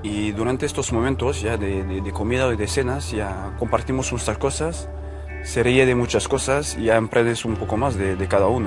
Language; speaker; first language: Spanish; non-native, fluent; French